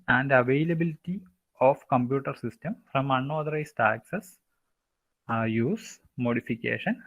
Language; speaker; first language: English; non-native, local second language; Malayalam